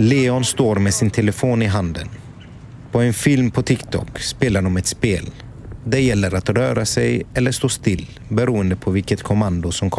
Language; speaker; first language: Swedish; native; Swedish